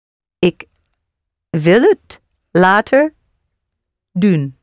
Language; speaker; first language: Dutch; non-native, learner; English